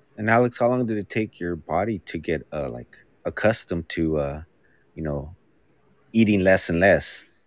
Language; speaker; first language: English; native; English